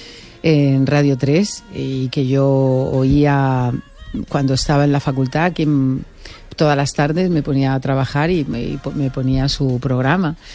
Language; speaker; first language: Spanish; native; Spanish